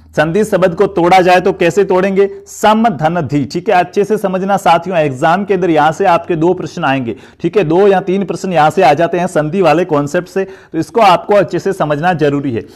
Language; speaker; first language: Hindi; native; Hindi